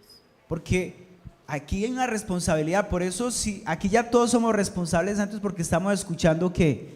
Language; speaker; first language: Spanish; native; Spanish